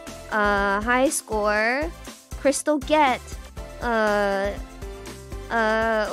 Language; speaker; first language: Japanese; non-native, learner; English